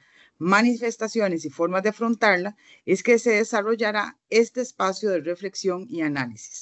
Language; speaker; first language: Spanish; native; Spanish